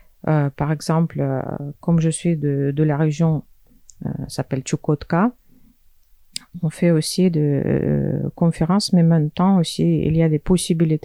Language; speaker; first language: French; non-native, fluent; Russian